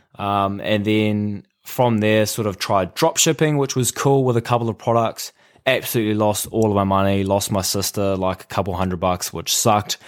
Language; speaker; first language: English; native; English